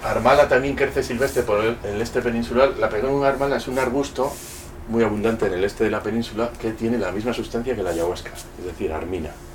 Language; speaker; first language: Spanish; native; Spanish